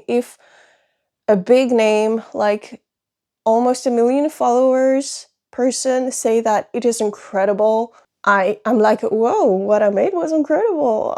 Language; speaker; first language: English; non-native, fluent; French